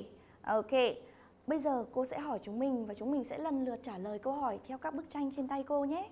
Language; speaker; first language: Vietnamese; native; Vietnamese